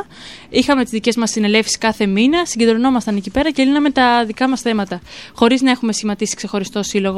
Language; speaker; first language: Greek; native; Greek